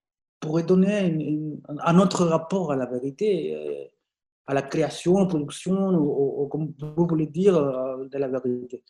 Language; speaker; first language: French; non-native, fluent; Spanish